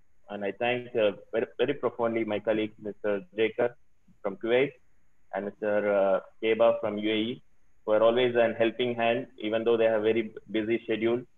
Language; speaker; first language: English; non-native, local second language; Tamil